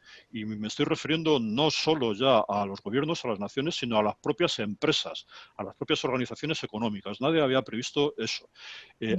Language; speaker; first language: Spanish; native; Spanish